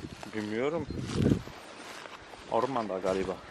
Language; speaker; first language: Turkish; non-native, learner; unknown